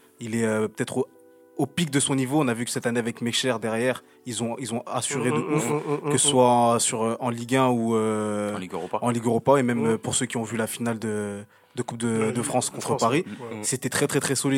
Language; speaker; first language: French; native; French